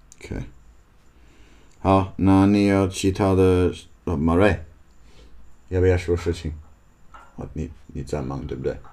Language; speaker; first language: Chinese; non-native, learner; English